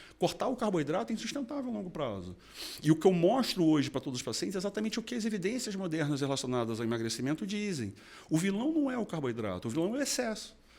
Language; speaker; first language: Portuguese; native; Portuguese